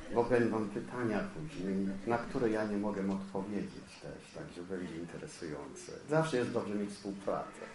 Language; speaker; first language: Polish; early bilingual, heritage; Polish